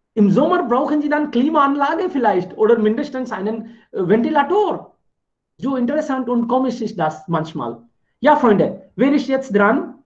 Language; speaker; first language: German; non-native, fluent; Hindi